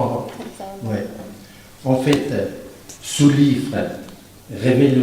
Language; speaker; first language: French; non-native, fluent; Persian